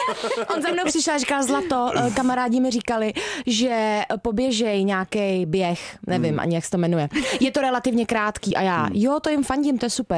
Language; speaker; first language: Czech; native; Czech